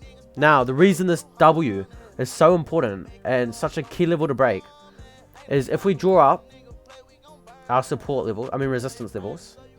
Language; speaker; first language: English; native; English